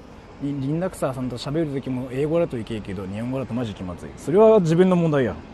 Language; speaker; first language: Japanese; native; Japanese